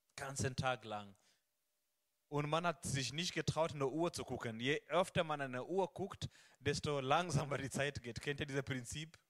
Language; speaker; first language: German; non-native, fluent; Swahili